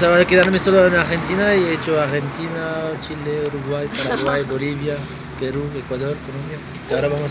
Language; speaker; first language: Spanish; non-native, fluent; French